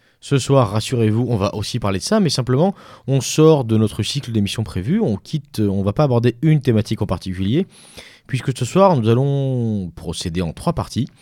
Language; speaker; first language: French; native; French